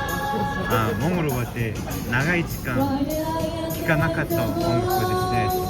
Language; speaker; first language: Japanese; non-native, learner; Mongolian